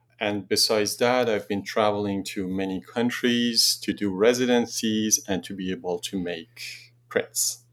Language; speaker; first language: English; non-native, fluent; Persian